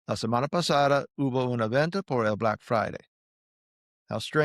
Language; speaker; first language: Spanish; non-native, fluent; English